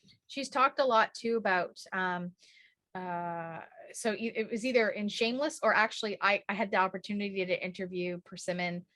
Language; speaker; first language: English; native; English